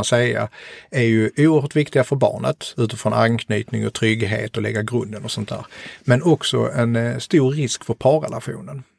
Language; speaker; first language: Swedish; native; Swedish